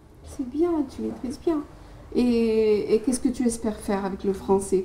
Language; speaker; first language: French; non-native, local second language; Arabic